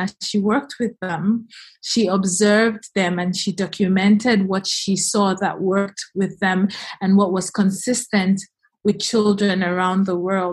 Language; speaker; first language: English; non-native, local second language; Igbo